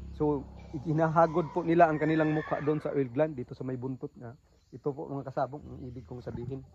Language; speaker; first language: Filipino; non-native, local second language; Cebuano